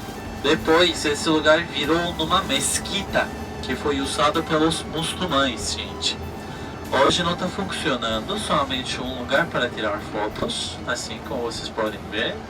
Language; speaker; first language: Portuguese; non-native, fluent; Turkish